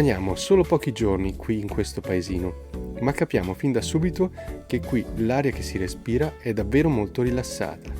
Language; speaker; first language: Italian; native; Italian